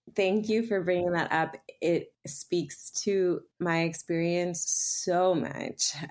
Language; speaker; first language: English; native; English